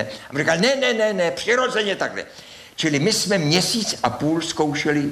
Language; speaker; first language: Czech; native; Czech